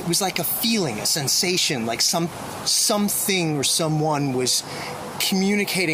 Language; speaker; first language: English; native; English